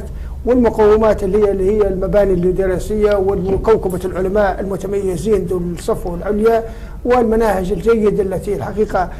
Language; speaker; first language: Arabic; native; Arabic